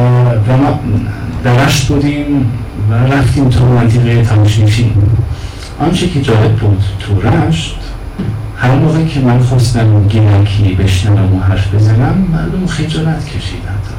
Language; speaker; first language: Persian; non-native, fluent; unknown